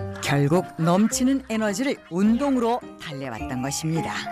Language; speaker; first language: Korean; native; Korean